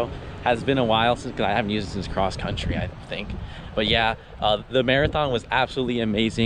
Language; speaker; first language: English; native; English